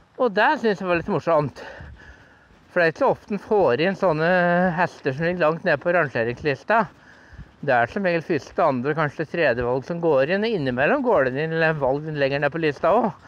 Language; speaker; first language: Norwegian; native; Norwegian